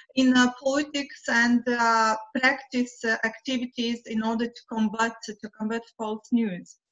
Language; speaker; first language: English; non-native, learner; Romanian